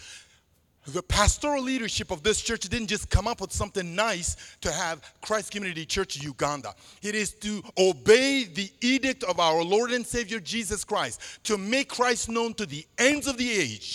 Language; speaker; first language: English; non-native, fluent; Sango